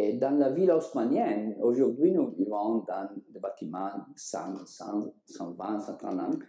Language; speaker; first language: French; non-native, learner; Italian